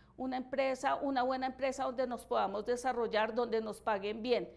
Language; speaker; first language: Spanish; native; Spanish